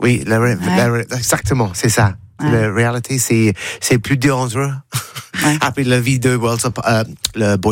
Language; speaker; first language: French; non-native, learner; English